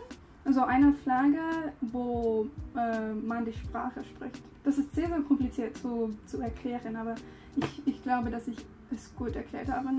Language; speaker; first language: German; non-native, learner; English